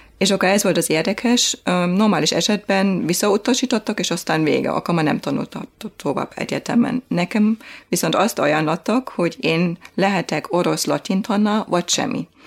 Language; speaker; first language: Hungarian; non-native, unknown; German